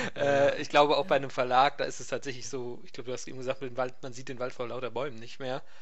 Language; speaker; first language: German; native; German